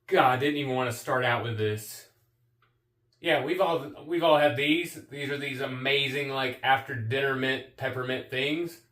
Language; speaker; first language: English; native; English